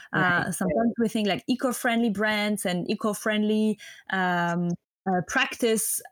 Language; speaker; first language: English; non-native, fluent; French